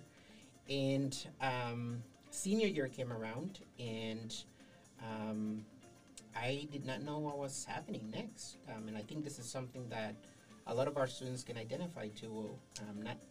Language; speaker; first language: English; non-native, fluent; Spanish